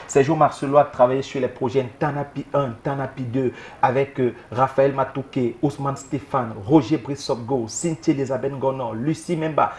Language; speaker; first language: French; native; French